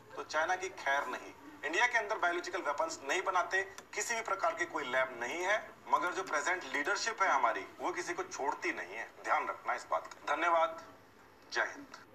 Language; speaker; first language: Hindi; native; Hindi